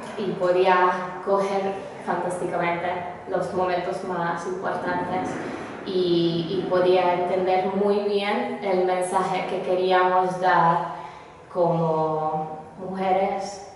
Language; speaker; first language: Spanish; non-native, fluent; Hungarian